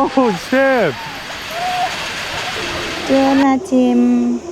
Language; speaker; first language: Korean; non-native, learner; Vietnamese